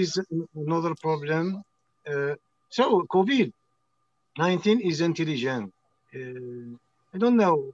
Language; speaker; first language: English; non-native, learner; French